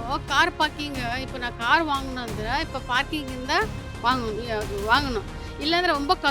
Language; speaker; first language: Tamil; non-native, local second language; Kannada